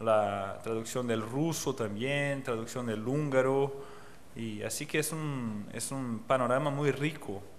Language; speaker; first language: Spanish; non-native, fluent; Portuguese